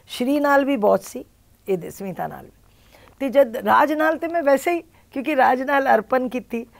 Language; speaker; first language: Punjabi; early bilingual, heritage; Punjabi